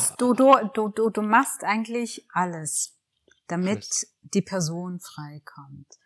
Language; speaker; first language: German; early bilingual, other home language; Tigrinya